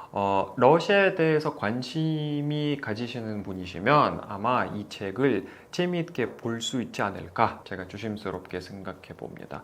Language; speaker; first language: Korean; non-native, fluent; Russian